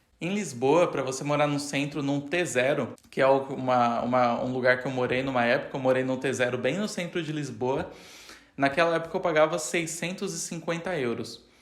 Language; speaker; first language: Portuguese; native; Portuguese